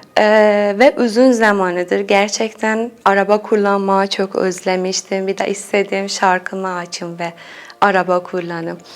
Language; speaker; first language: Turkish; non-native, fluent; Persian